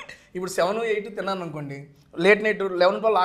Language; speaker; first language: Telugu; native; Telugu